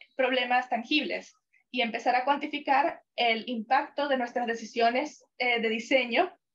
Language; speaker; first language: Spanish; non-native, fluent; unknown